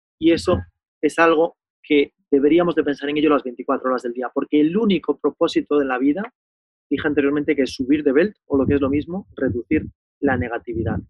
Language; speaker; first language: Spanish; native; Spanish